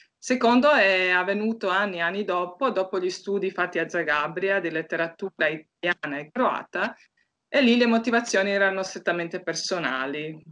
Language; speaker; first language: Italian; non-native, fluent; Croatian